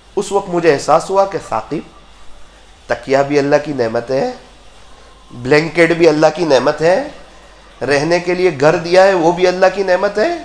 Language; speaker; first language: Urdu; non-native, local second language; Gujarati